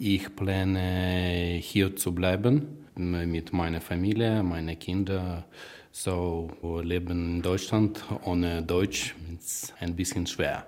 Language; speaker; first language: German; non-native, learner; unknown